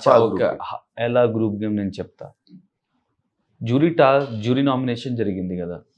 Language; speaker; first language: Telugu; non-native, learner; Urdu